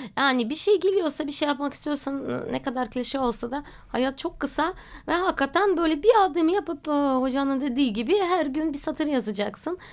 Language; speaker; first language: Turkish; non-native, fluent; Russian